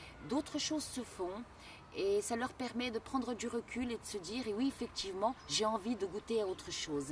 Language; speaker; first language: French; early bilingual, other home language; Kabyle